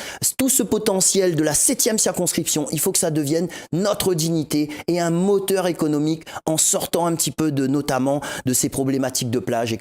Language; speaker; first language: French; non-native, local second language; Réunion Creole French